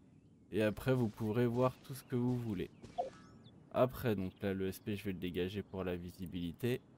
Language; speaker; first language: French; native; French